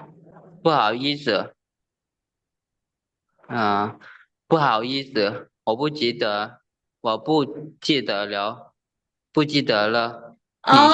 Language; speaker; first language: Chinese; non-native, learner; Lao